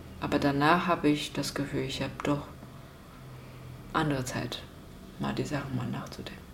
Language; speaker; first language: German; non-native, fluent; Chinese